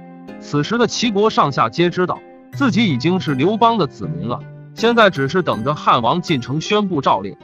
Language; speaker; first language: Chinese; native; Chinese